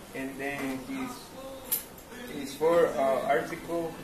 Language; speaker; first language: English; non-native, learner; Spanish